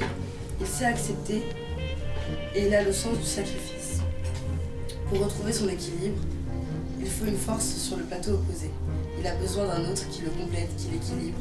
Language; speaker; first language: French; native; French